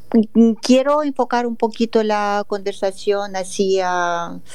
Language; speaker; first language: Spanish; non-native, fluent; Russian